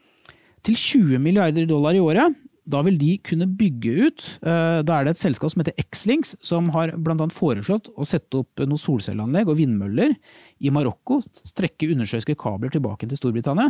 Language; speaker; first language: Norwegian; native; Norwegian